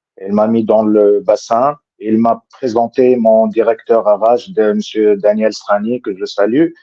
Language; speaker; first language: French; non-native, local second language; Arabic